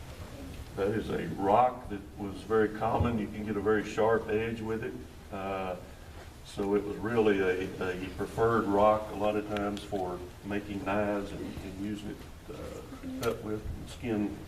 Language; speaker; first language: English; native; English